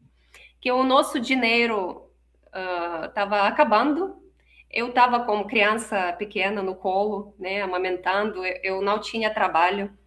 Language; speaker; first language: Portuguese; non-native, fluent; Russian